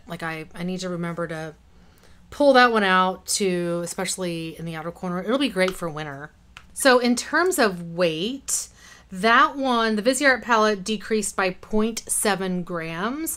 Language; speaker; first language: English; native; English